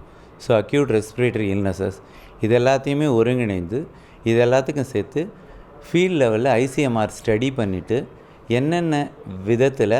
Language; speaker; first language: Tamil; native; Tamil